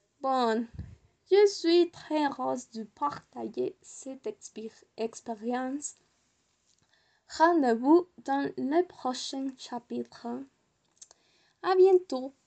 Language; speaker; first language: French; non-native, learner; Spanish